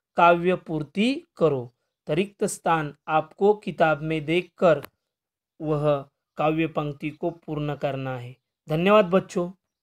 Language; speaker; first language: Hindi; non-native, local second language; Marathi